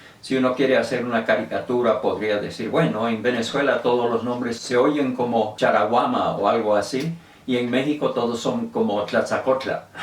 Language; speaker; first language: Spanish; non-native, local second language; English